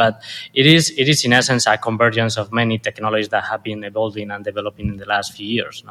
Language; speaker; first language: English; non-native, fluent; Spanish